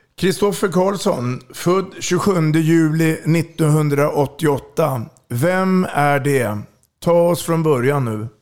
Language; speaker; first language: Swedish; native; Swedish